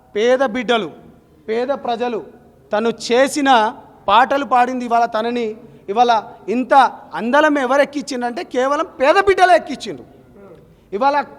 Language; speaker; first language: Telugu; non-native, local second language; Lambadi